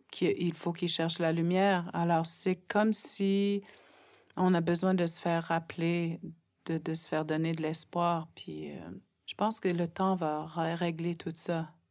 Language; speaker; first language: French; non-native, local second language; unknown